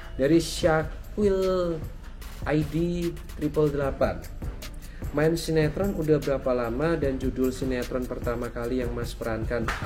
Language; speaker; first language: Indonesian; native; Indonesian